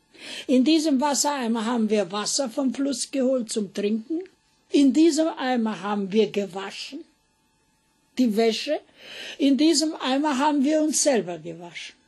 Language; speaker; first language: German; non-native, fluent; Russian